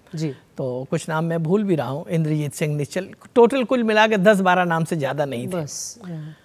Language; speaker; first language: Hindi; non-native, local second language; Marwari